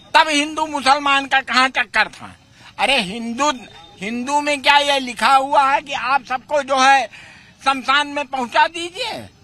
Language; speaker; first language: Hindi; native; Hindi